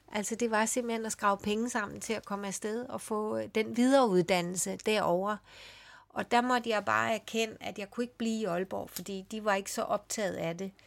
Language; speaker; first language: Danish; early bilingual, other home language; Swedish